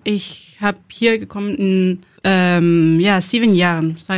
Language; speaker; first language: German; non-native, learner; Spanish